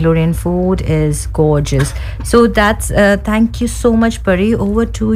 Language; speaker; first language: English; non-native, local second language; Hindi